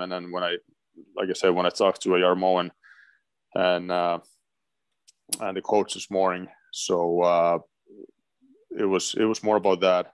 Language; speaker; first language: English; non-native, fluent; Finnish